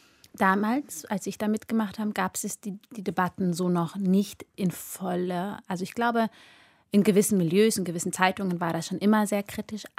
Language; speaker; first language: German; early bilingual, other home language; Amharic